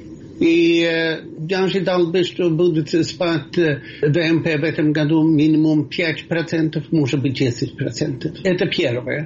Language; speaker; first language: Russian; non-native, fluent; Swedish